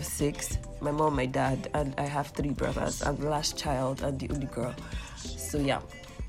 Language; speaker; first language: English; non-native, local second language; Yoruba